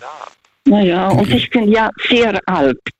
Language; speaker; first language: German; non-native, fluent; Russian